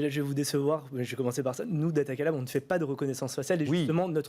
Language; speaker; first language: French; native; French